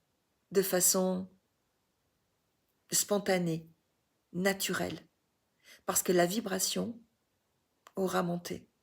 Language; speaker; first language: French; native; French